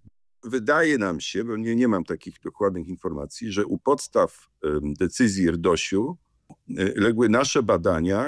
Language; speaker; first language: Polish; native; Polish